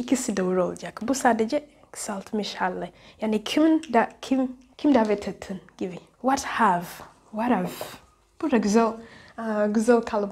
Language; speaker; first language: Turkish; non-native, fluent; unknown